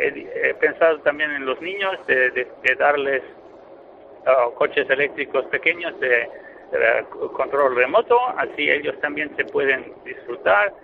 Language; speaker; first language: Spanish; non-native, fluent; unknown